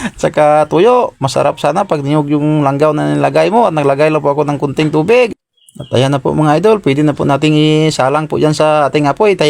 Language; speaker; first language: Filipino; non-native, local second language; Hiligaynon